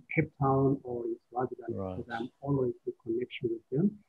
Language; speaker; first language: English; non-native, fluent; Amharic